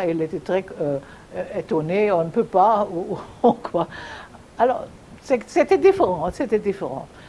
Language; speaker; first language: French; non-native, fluent; German